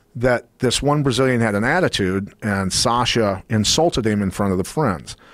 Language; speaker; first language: English; native; English